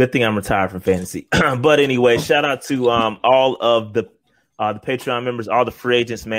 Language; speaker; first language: English; native; English